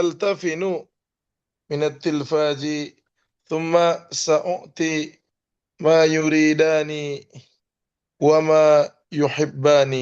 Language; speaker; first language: Arabic; non-native, learner; Indonesian